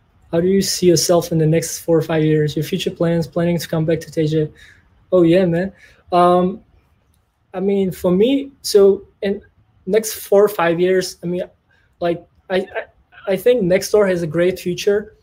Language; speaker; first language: English; non-native, fluent; Tajik